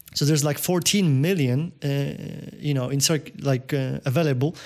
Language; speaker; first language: English; non-native, fluent; Polish